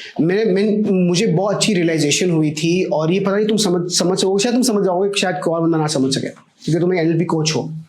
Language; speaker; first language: Urdu; native; Urdu